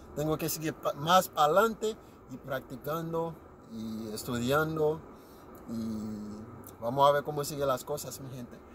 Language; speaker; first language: Spanish; non-native, learner; Haitian Creole